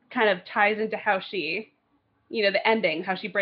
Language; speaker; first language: English; native; English